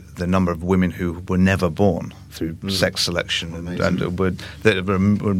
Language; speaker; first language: English; native; English